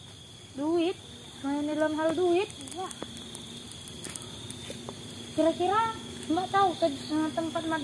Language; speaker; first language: Indonesian; native; Indonesian